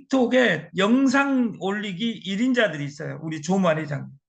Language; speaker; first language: Korean; native; Korean